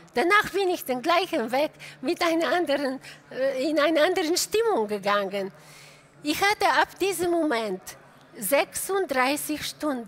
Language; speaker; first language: German; non-native, fluent; Bulgarian